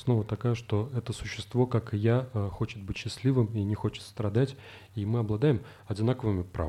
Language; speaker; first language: Russian; native; Russian